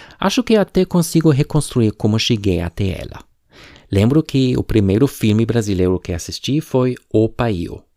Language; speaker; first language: Portuguese; non-native, fluent; German